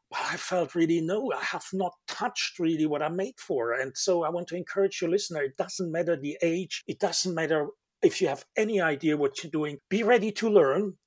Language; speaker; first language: English; non-native, fluent; German